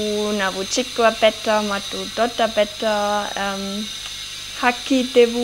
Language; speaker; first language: Kannada; non-native, learner; German